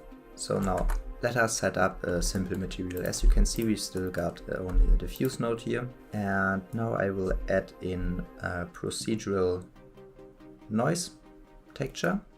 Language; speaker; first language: English; non-native, fluent; German